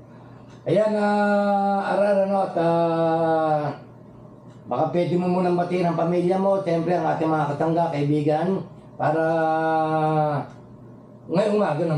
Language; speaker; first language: Filipino; native; Filipino